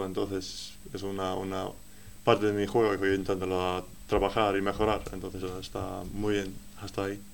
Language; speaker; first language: Spanish; non-native, learner; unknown